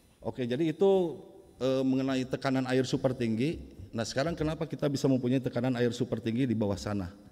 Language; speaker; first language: Indonesian; native; Indonesian